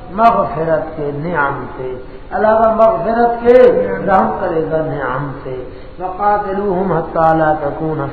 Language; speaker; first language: Urdu; non-native, local second language; Punjabi